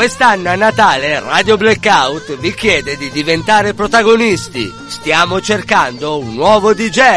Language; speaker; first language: Italian; native; Italian